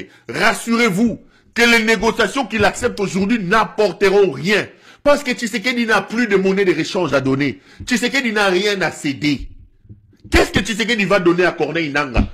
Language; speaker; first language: French; non-native, local second language; Lingala